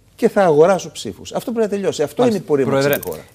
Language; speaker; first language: Greek; native; Greek